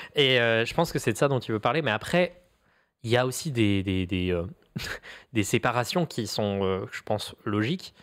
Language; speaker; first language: French; native; French